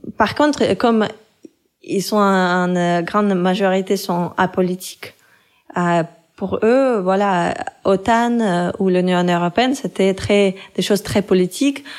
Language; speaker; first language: French; non-native, fluent; Russian